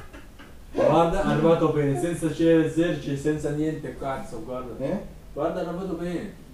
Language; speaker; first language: Italian; non-native, learner; Arabic